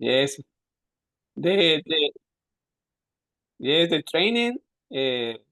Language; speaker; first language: English; non-native, learner; Spanish